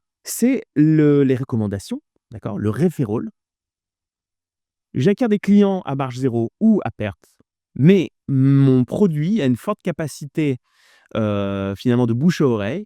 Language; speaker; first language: French; native; French